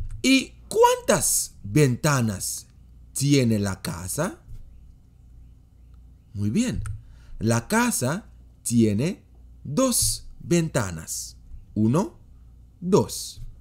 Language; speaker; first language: Spanish; non-native, fluent; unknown